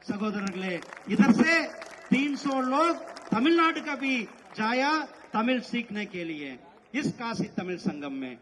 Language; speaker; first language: Hindi; non-native, local second language; Tamil